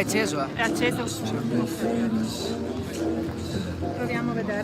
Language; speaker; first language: Italian; native; Italian